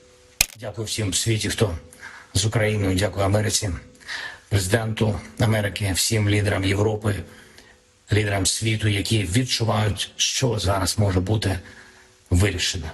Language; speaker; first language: Ukrainian; non-native, local second language; Russian